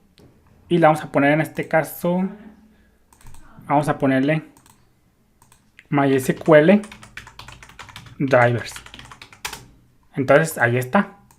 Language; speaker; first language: Spanish; native; Spanish